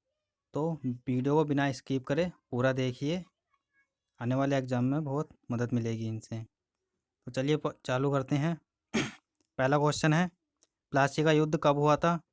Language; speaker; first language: Hindi; native; Hindi